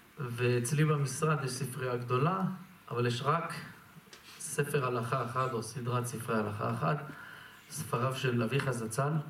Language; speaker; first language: Hebrew; native; Hebrew